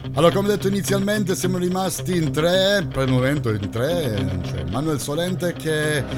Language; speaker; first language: Italian; native; Italian